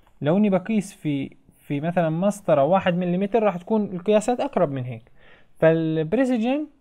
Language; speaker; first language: Arabic; native; Arabic